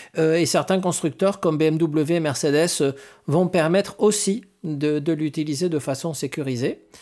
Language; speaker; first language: French; non-native, fluent; Spanish